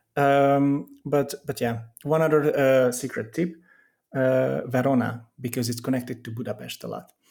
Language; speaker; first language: English; non-native, fluent; Hungarian